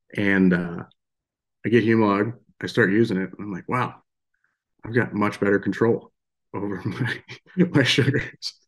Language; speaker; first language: English; native; English